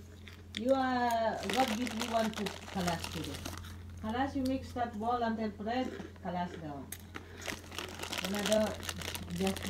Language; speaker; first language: English; non-native, learner; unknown